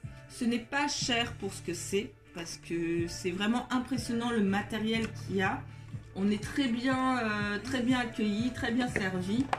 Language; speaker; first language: French; native; French